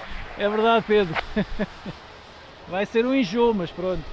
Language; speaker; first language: Portuguese; native; Portuguese